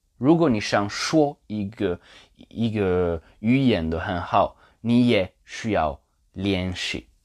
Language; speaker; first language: Chinese; non-native, learner; Polish